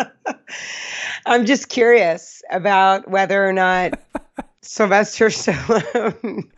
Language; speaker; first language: English; native; English